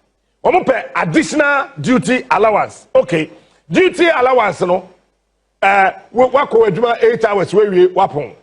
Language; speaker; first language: English; non-native, local second language; Akan